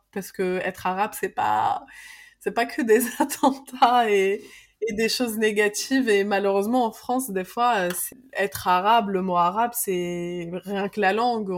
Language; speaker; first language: French; early bilingual, other home language; Arabic